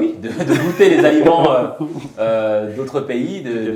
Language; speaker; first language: French; native; French